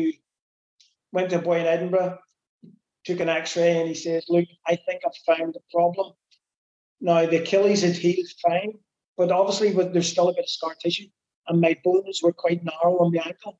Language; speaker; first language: English; native; English